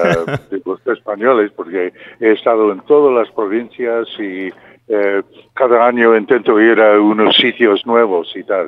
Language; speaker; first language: Spanish; non-native, fluent; English